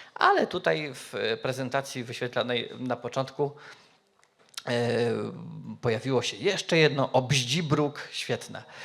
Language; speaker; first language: Polish; native; Polish